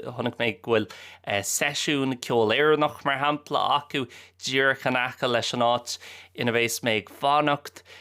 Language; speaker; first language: Irish; native; Irish